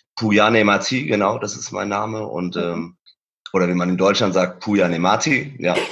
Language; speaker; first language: German; early bilingual, other home language; Persian